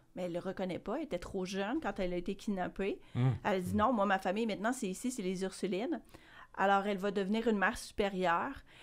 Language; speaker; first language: French; native; French